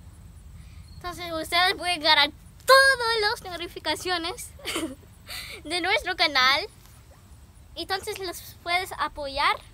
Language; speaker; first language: Spanish; early bilingual, heritage; Spanish